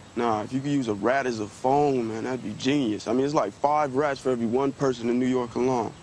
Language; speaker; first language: English; native; English